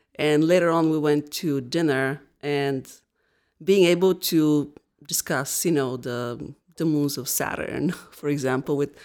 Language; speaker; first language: English; non-native, fluent; Bulgarian